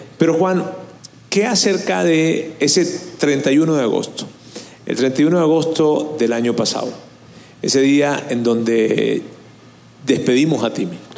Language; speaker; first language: Spanish; native; Spanish